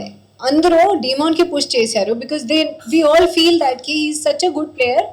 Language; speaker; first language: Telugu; non-native, learner; Hindi